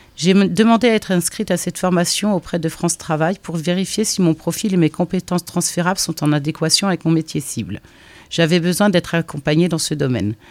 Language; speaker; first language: French; native; French